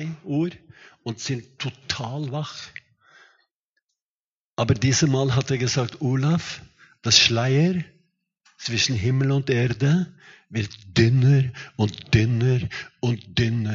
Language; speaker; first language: German; non-native, fluent; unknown